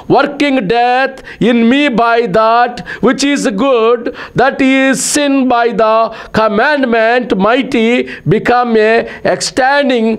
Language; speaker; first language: English; non-native, local second language; Telugu